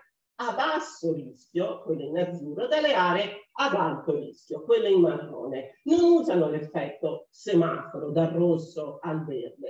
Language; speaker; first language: Italian; native; Italian